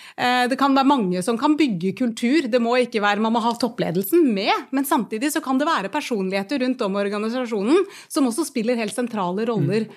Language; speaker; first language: Norwegian; native; Norwegian